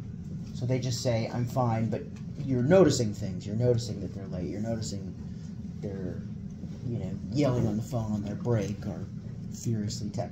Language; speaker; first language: English; native; English